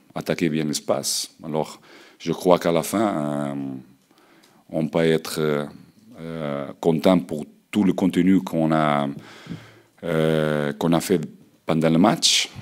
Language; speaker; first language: French; non-native, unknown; Portuguese